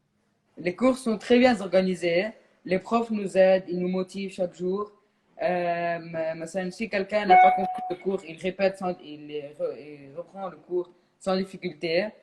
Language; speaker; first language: French; non-native, local second language; Arabic